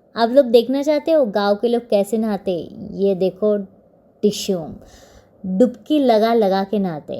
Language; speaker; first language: Hindi; non-native, local second language; Marathi